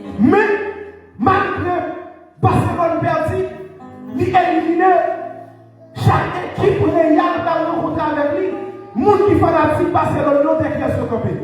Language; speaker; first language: French; non-native, local second language; Haitian Creole